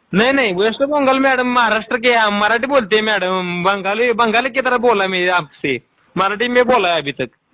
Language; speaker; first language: Hindi; non-native, local second language; Marathi